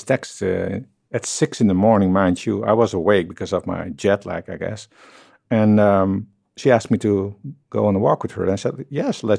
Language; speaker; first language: English; non-native, fluent; Dutch